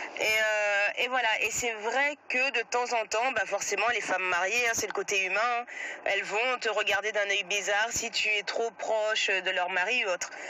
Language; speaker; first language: French; native; French